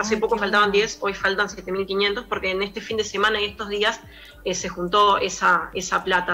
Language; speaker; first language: Spanish; native; Spanish